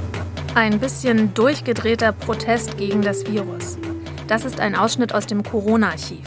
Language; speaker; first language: German; native; German